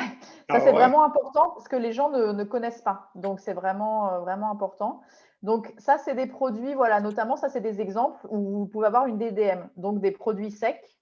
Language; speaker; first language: French; native; French